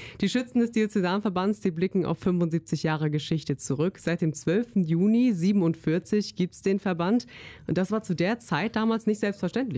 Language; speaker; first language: German; native; German